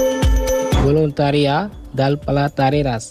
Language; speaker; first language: Catalan; non-native, learner; Spanish